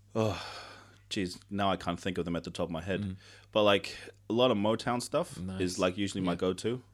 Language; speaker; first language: English; non-native, fluent; Tongan